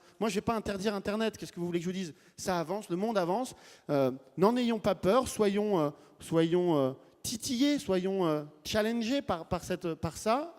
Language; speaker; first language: French; native; French